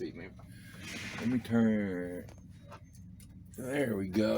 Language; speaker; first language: English; native; English